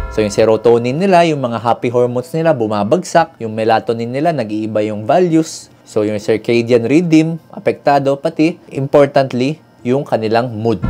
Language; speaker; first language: Filipino; native; Filipino